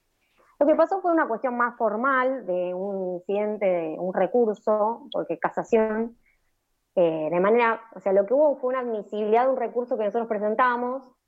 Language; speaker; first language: Spanish; native; Spanish